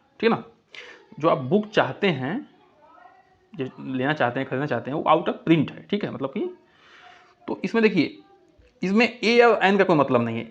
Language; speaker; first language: Hindi; native; Hindi